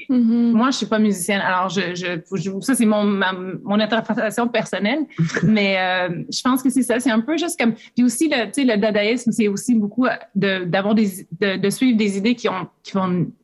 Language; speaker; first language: French; native; French